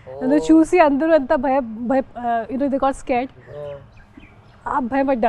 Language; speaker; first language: Telugu; non-native, fluent; Hindi